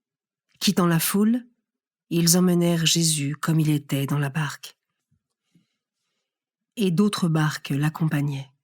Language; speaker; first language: French; native; French